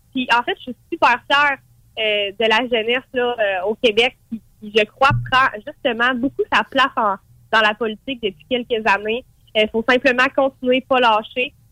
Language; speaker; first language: French; native; French